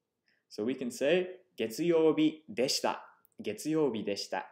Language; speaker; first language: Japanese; non-native, fluent; English